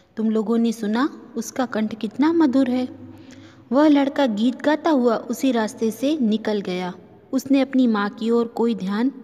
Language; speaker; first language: Hindi; non-native, local second language; Gujarati